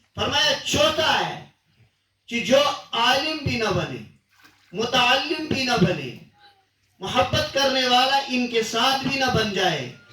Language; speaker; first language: Urdu; non-native, local second language; Kashmiri